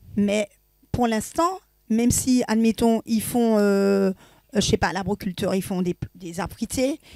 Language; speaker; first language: French; native; French